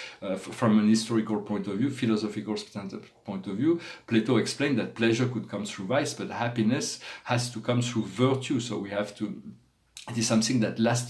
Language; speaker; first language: English; non-native, fluent; French